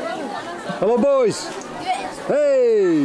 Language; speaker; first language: English; non-native, learner; Dutch